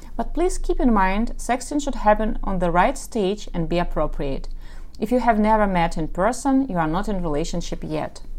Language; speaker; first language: English; non-native, fluent; Russian